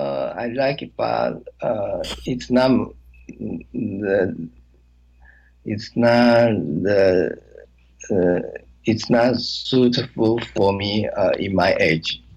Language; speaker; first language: English; non-native, learner; Chinese